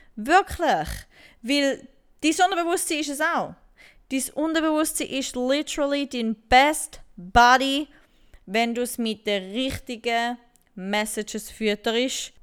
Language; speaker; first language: German; native; German